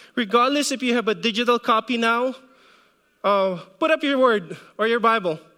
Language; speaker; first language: English; non-native, local second language; Filipino